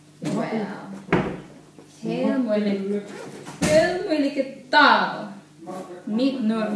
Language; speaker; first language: Dutch; non-native, learner; Cebuano